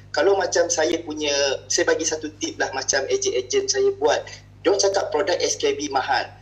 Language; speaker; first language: Malay; native; Malay